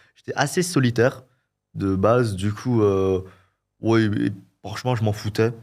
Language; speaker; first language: French; early bilingual, other home language; Vietnamese